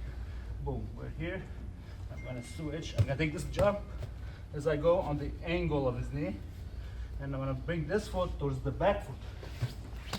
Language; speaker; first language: English; non-native, fluent; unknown